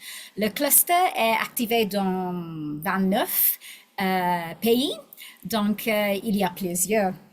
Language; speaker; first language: French; non-native, learner; English